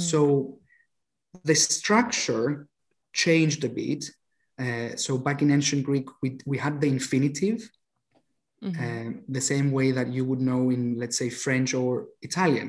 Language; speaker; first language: English; non-native, fluent; Greek